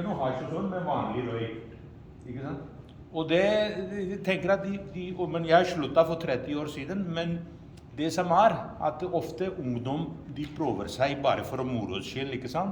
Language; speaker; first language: Norwegian; non-native, fluent; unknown